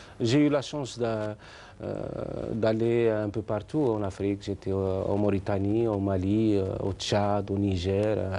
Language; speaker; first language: French; non-native, local second language; Arabic